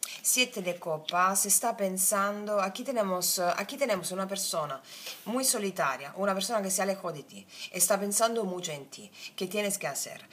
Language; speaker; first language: Spanish; non-native, fluent; Italian